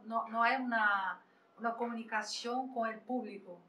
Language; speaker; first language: Spanish; non-native, fluent; Portuguese